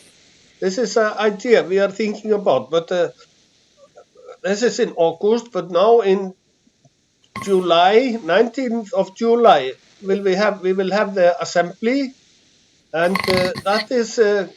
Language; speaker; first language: English; non-native, fluent; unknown